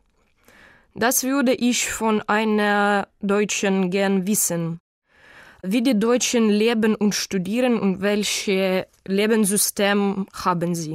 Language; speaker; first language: German; non-native, learner; Ukrainian